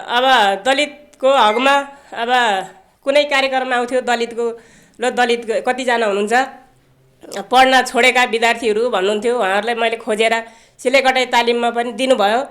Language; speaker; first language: Nepali; native; Nepali